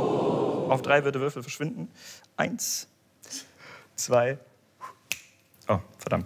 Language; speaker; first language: German; native; German